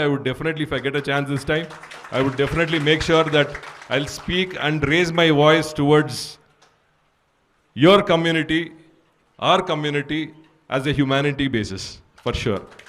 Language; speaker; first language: English; non-native, local second language; Telugu